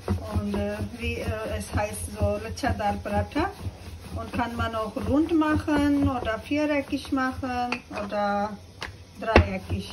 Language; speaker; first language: German; non-native, learner; Urdu